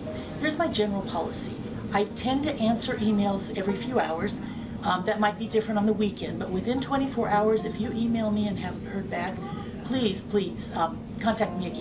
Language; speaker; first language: English; native; English